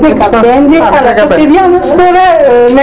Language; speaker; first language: Greek; non-native, local second language; Turkish